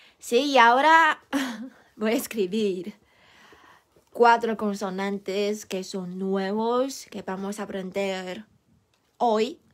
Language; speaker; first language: Spanish; non-native, fluent; Chinese